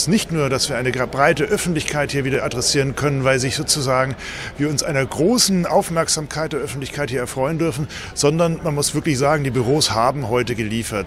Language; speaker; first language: German; native; German